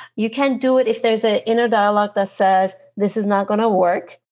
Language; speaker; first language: English; non-native, fluent; Turkish